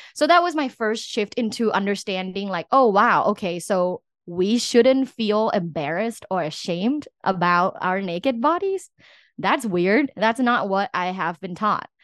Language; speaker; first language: English; non-native, fluent; Thai